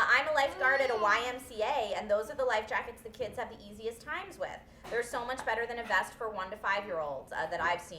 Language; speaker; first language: English; native; English